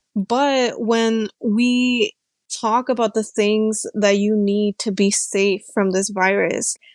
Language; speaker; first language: English; native; English